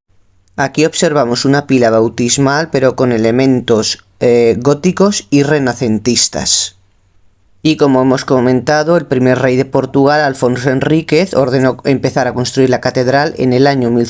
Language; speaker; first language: Spanish; native; Spanish